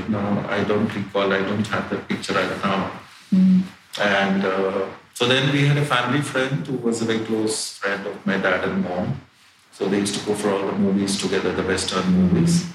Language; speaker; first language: English; non-native, local second language; Telugu